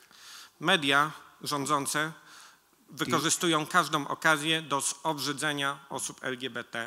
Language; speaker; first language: Polish; native; Polish